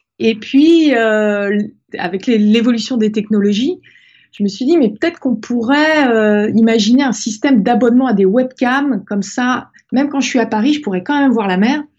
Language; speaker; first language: French; native; French